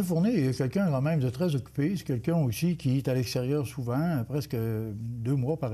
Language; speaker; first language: French; native; French